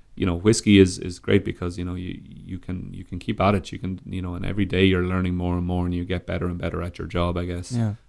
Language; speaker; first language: English; native; English